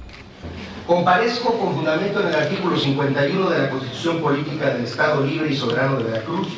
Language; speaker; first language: Spanish; native; Spanish